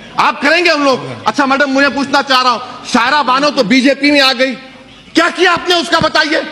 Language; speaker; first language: Urdu; native; Urdu